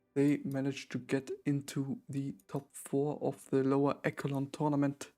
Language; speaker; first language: English; non-native, fluent; German